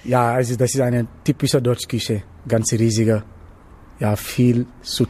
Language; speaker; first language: German; non-native, learner; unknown